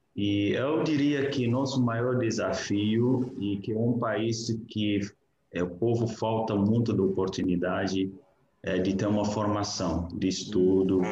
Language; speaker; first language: Portuguese; non-native, fluent; Hausa